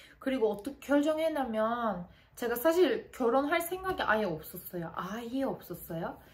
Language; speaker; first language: Korean; non-native, fluent; Turkish